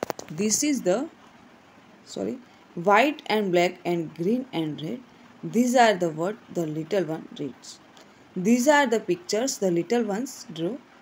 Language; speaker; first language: English; non-native, local second language; Gujarati